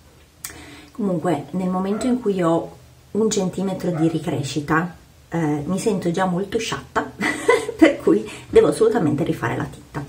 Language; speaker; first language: Italian; native; Italian